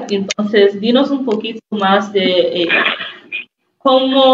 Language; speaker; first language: Spanish; non-native, learner; English